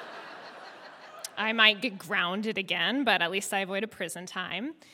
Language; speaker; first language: English; native; English